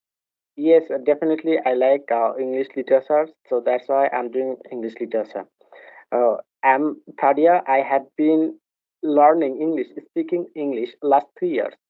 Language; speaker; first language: English; non-native, learner; Bangla